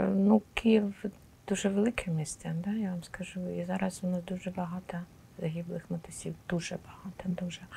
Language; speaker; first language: Ukrainian; non-native, local second language; Russian